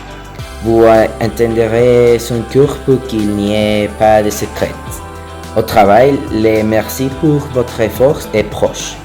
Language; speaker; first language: French; non-native, learner; Spanish